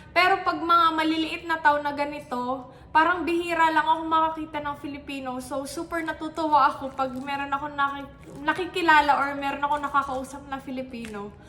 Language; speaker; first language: Filipino; native; Filipino